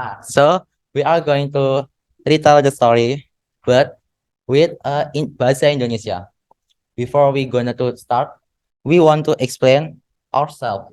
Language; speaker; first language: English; non-native, learner; Indonesian